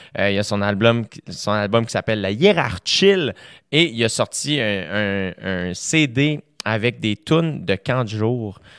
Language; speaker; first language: French; native; French